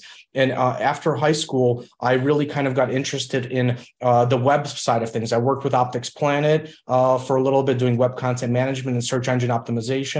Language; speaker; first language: English; early bilingual, other home language; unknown